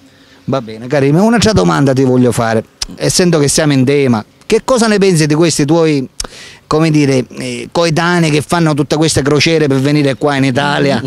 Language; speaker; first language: Italian; native; Italian